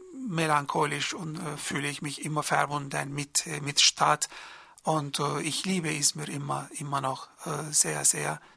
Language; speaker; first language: German; non-native, learner; Turkish